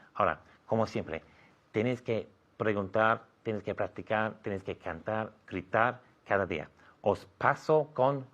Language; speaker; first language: Spanish; non-native, fluent; English